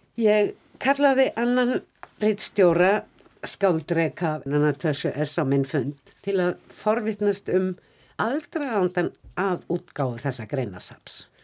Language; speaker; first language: Icelandic; native; Icelandic